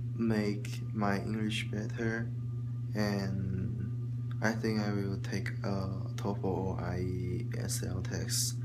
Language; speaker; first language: English; non-native, learner; Chinese